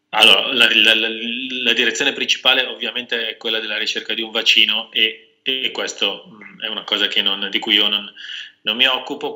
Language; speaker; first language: Italian; native; Italian